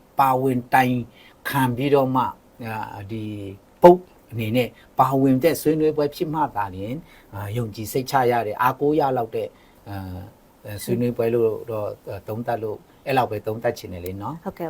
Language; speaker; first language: Burmese; non-native, local second language; Shan